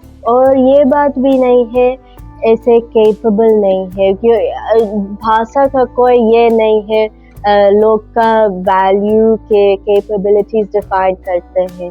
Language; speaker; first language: Hindi; early bilingual, heritage; English